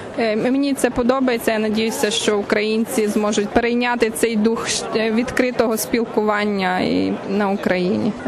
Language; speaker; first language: Ukrainian; native; Ukrainian